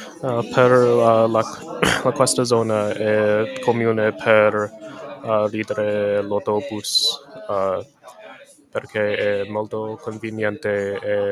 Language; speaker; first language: Italian; non-native, learner; English